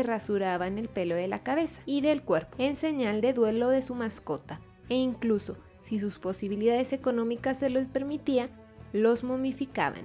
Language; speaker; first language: Spanish; native; Spanish